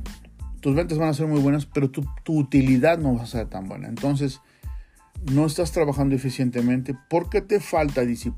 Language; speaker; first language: Spanish; native; Spanish